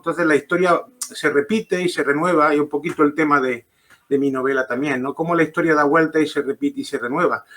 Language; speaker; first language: Spanish; early bilingual, heritage; Spanish